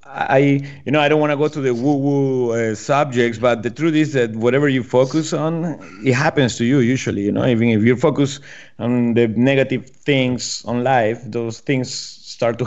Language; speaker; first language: English; non-native, fluent; Spanish